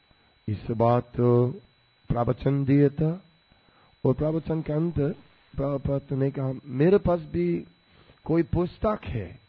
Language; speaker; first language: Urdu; non-native, learner; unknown